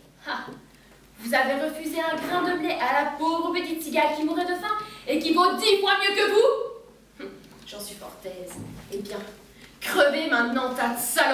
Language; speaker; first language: French; native; French